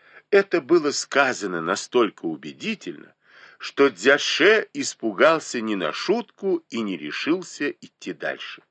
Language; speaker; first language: Russian; native; Russian